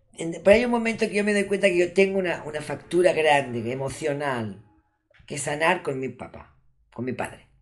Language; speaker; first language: Spanish; non-native, local second language; Catalan